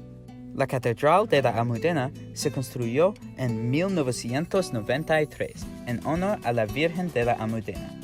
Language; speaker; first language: Spanish; non-native, learner; English